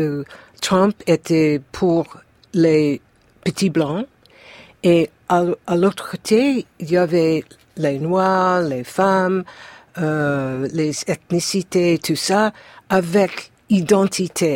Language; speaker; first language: French; non-native, fluent; English